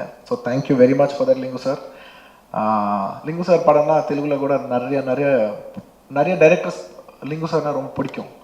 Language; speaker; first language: Tamil; non-native, local second language; Telugu